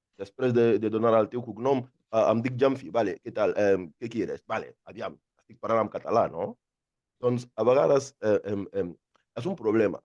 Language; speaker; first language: Catalan; non-native, fluent; Akan